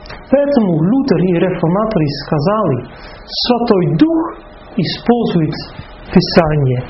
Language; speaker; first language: Russian; non-native, fluent; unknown